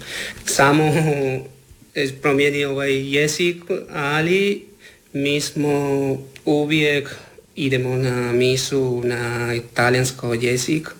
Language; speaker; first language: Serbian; non-native, learner; Spanish